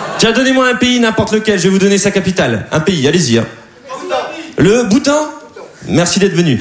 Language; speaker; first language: French; native; French